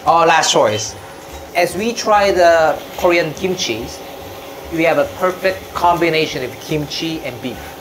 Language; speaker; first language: English; non-native, fluent; Korean